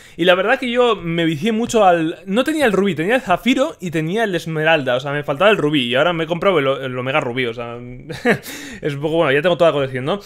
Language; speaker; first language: Spanish; native; Spanish